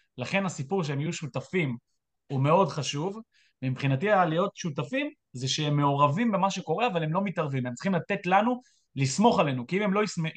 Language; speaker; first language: Hebrew; native; Hebrew